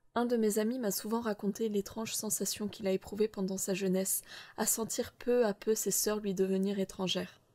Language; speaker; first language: French; native; French